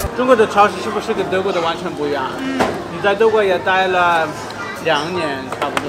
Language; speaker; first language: Chinese; non-native, fluent; German